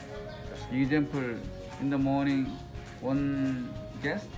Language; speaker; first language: English; non-native, learner; Korean